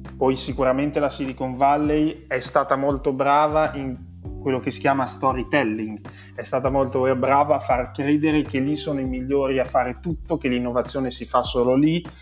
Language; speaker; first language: Italian; native; Italian